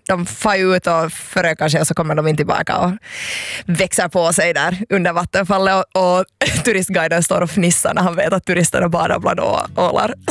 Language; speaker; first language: Swedish; native; Swedish